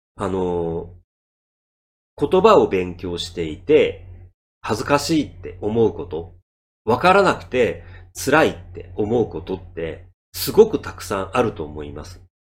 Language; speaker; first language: Japanese; native; Japanese